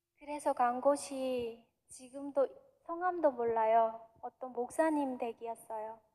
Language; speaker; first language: Korean; native; Korean